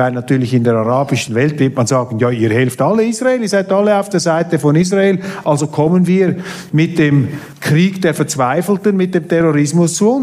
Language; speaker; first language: German; native; German